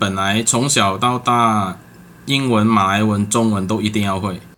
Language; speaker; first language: Chinese; non-native, local second language; Cantonese